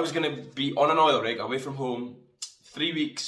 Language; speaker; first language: English; native; English